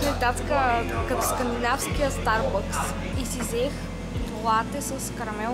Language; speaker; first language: Bulgarian; native; Bulgarian